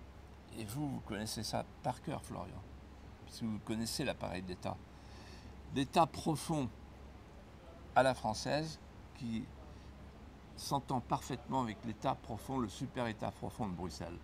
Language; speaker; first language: French; native; French